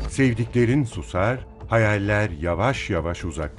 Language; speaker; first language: Turkish; native; Turkish